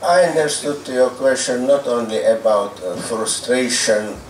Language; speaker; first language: English; non-native, fluent; Lithuanian